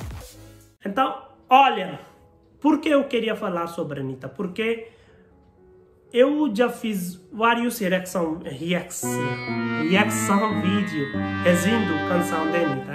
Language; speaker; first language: Portuguese; non-native, learner; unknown